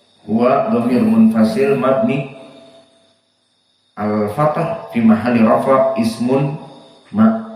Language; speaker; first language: Arabic; non-native, fluent; Indonesian